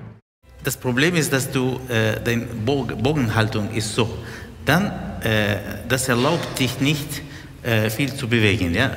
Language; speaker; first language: German; non-native, fluent; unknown